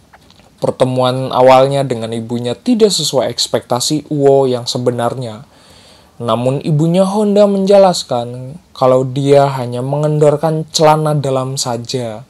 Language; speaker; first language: Indonesian; native; Indonesian